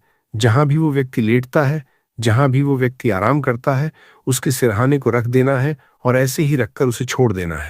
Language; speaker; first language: Hindi; native; Hindi